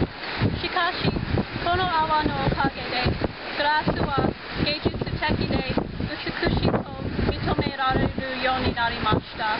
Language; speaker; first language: Japanese; non-native, learner; English